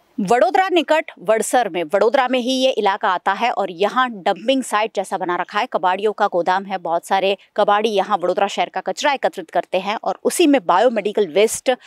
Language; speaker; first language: Hindi; non-native, local second language; Gujarati